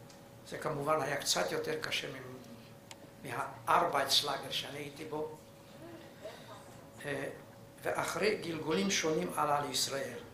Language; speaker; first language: Hebrew; non-native, fluent; Hungarian